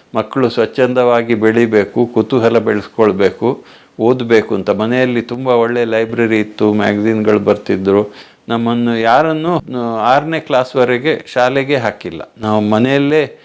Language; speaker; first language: Kannada; native; Kannada